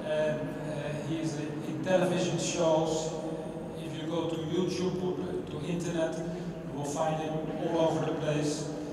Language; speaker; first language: English; non-native, fluent; Dutch